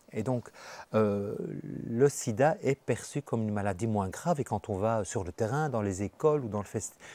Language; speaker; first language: French; native; French